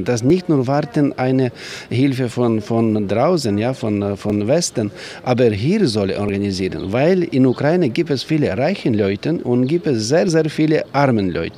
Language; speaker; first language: German; non-native, learner; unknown